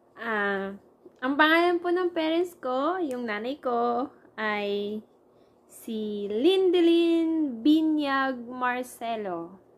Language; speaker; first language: Filipino; non-native, local second language; Masbatenyo